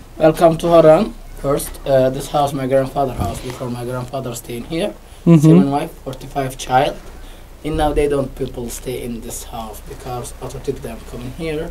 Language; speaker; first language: English; non-native, learner; Arabic